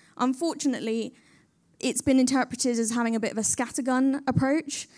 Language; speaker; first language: English; native; English